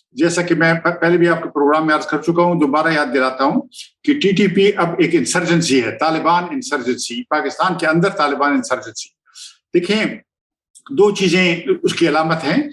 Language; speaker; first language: Urdu; non-native, local second language; Pashto